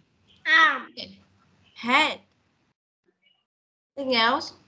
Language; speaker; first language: English; non-native, fluent; Vietnamese